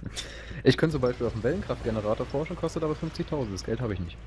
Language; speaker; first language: German; native; German